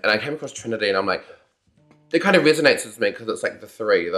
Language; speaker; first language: English; native; English